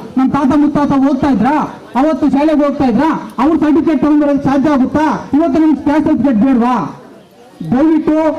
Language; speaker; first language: Kannada; native; Kannada